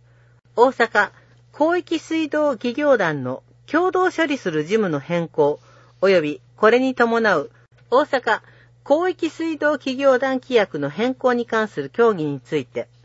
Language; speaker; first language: Japanese; native; Japanese